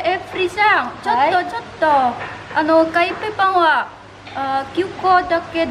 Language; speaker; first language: Japanese; non-native, learner; Indonesian